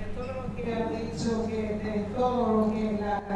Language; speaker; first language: Spanish; non-native, fluent; Haitian Creole